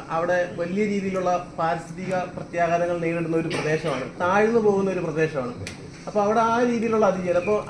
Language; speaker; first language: Malayalam; native; Malayalam